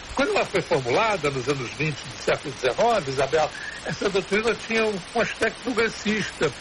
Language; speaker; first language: Portuguese; native; Portuguese